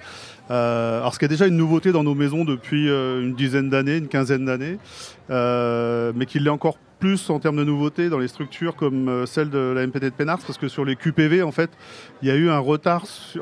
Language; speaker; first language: French; native; French